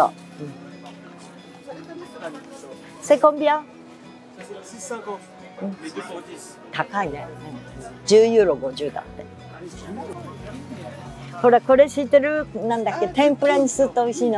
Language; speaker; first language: Japanese; native; Japanese